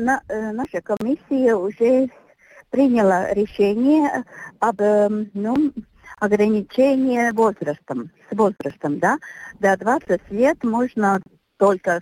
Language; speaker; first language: Russian; non-native, local second language; Latvian